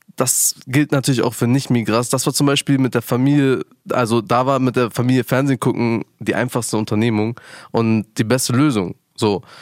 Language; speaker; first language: German; early bilingual, other home language; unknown